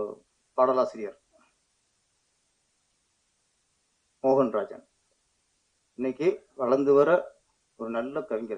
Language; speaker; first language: Tamil; native; Tamil